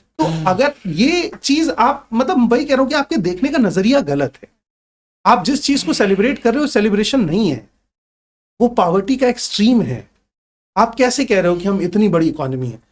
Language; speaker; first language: Hindi; native; Hindi